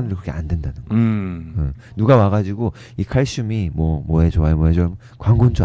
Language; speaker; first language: Korean; native; Korean